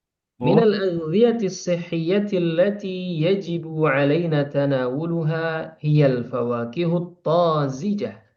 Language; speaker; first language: Arabic; non-native, fluent; Indonesian